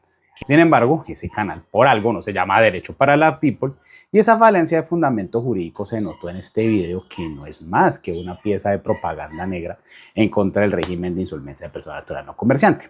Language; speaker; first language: Spanish; native; Spanish